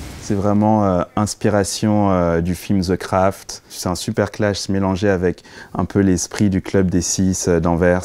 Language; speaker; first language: French; native; French